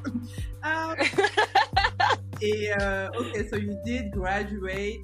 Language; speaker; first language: English; non-native, fluent; French